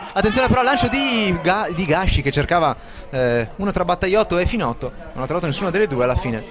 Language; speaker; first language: Italian; native; Italian